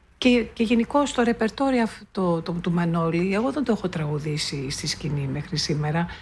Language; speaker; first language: Greek; early bilingual, heritage; Greek